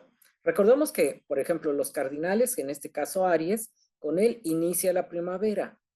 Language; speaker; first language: Spanish; native; Spanish